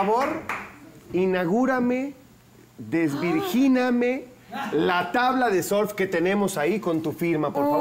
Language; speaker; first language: Spanish; native; Spanish